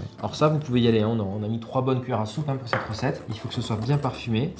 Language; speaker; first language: French; native; French